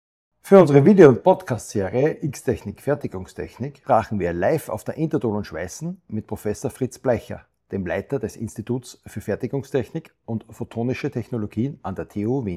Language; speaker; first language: German; native; German